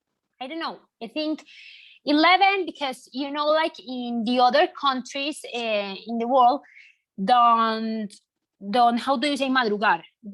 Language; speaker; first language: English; non-native, learner; Spanish